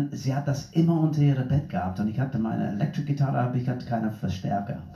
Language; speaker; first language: German; non-native, fluent; English